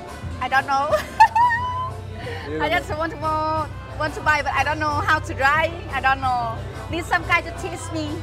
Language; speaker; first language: English; non-native, learner; Thai